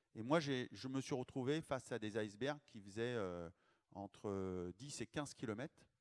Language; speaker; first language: French; native; French